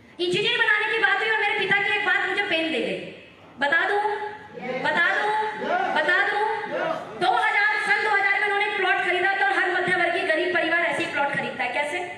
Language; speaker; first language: Hindi; native; Hindi